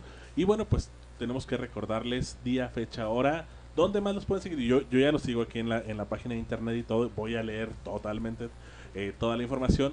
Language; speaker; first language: Spanish; native; Spanish